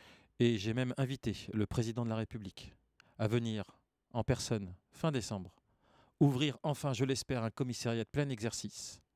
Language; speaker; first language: French; native; French